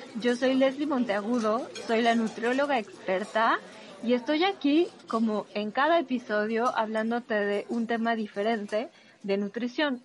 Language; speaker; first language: Spanish; native; Spanish